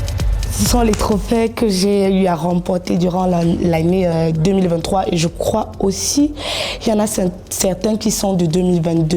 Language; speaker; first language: French; native; French